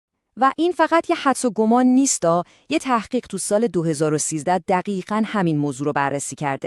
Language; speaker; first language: Persian; native; Persian